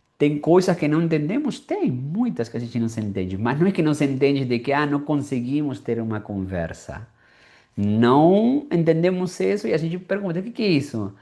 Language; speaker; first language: Portuguese; non-native, fluent; Spanish